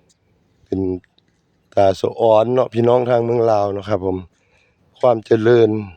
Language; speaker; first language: Thai; non-native, local second language; Northeastern Thai